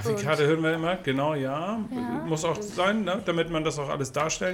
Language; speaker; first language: German; native; German